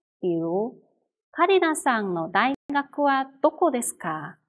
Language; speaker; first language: Japanese; non-native, fluent; Chinese